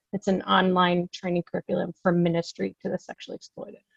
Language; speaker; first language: English; native; English